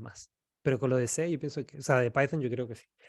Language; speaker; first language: Spanish; native; Spanish